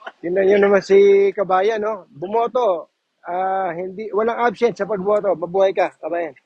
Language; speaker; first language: Filipino; native; Filipino